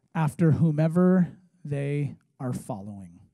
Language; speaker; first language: English; native; English